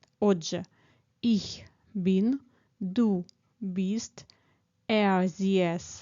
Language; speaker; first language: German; non-native, fluent; Ukrainian